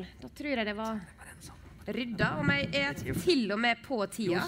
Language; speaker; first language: Norwegian; native; Norwegian